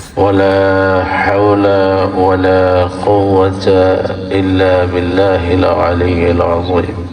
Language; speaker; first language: Arabic; non-native, fluent; Bangla